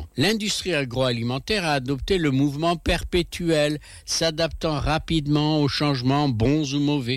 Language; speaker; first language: French; native; French